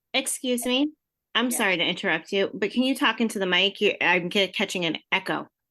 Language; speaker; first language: English; native; English